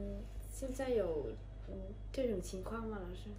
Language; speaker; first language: Chinese; non-native, learner; Vietnamese